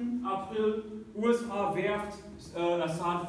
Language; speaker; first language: German; non-native, fluent; English